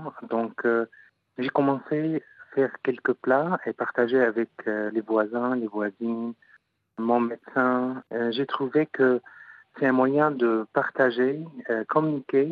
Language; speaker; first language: French; non-native, fluent; Arabic